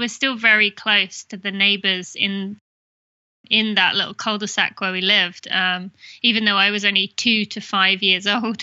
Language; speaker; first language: English; native; English